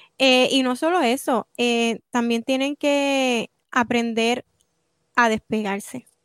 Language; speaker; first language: Spanish; native; Spanish